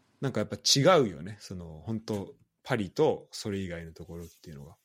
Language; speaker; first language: Japanese; native; Japanese